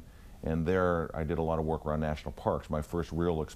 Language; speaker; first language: English; native; English